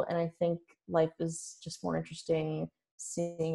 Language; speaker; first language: English; native; English